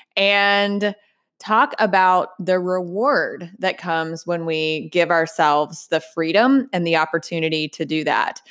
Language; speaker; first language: English; native; English